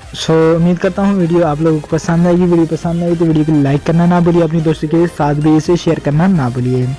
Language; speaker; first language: Urdu; non-native, local second language; Punjabi